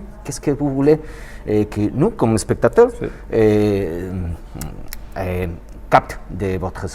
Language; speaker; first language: French; non-native, learner; Spanish